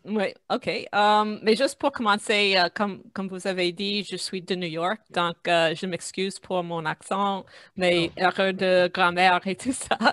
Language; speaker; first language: French; non-native, fluent; English